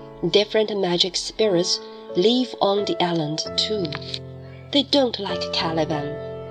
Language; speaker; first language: English; non-native, fluent; Chinese